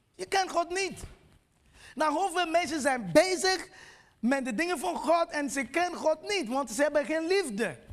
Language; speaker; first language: Dutch; non-native, fluent; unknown